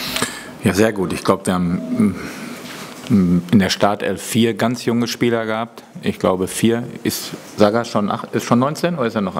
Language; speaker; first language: German; native; German